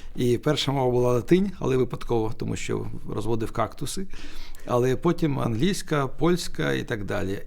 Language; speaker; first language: Ukrainian; non-native, local second language; Russian